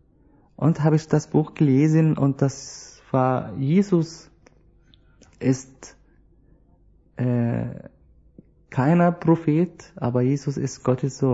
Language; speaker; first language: German; non-native, learner; Arabic